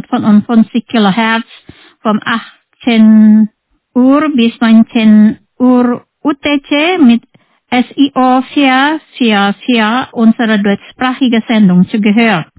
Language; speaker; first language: German; non-native, fluent; Indonesian